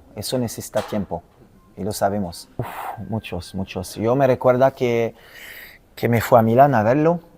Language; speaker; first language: Spanish; non-native, fluent; French